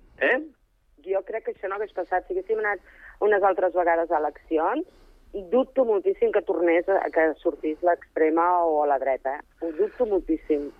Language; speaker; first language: Catalan; native; Catalan